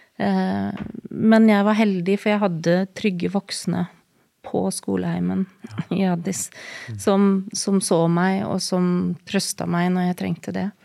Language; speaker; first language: Norwegian; early bilingual, heritage; Norwegian